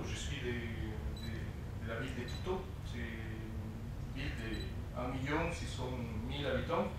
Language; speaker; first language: French; non-native, fluent; Spanish